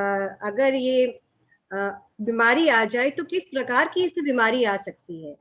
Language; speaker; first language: Hindi; native; Hindi